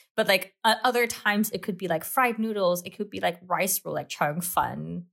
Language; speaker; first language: English; native; English